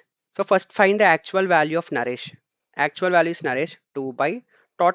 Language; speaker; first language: English; non-native, local second language; Telugu